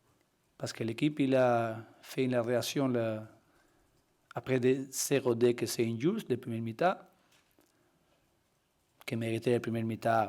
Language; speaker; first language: French; non-native, learner; Spanish